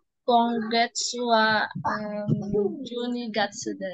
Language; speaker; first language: Japanese; non-native, learner; Filipino